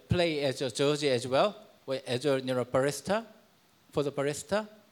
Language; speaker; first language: English; non-native, fluent; Korean